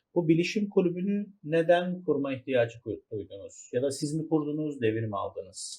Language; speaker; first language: Turkish; native; Turkish